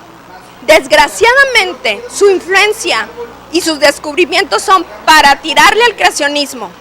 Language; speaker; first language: Spanish; native; Spanish